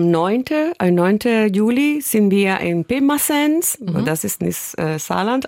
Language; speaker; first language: German; non-native, learner; Spanish